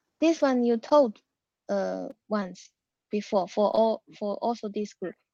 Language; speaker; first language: English; non-native, learner; Chinese